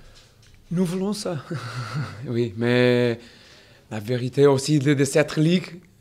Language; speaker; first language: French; non-native, learner; Portuguese